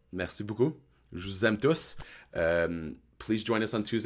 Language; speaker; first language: French; early bilingual, heritage; French